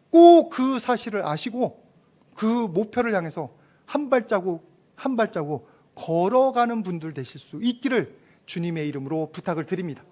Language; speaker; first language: Korean; native; Korean